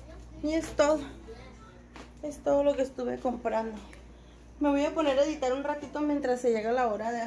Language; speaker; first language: Spanish; native; Spanish